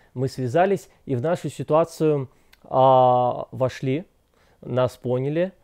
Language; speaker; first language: Russian; native; Russian